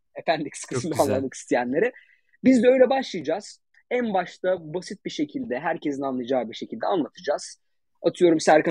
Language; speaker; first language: Turkish; native; Turkish